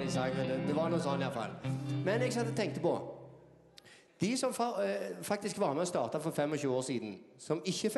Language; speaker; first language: Norwegian; native; Norwegian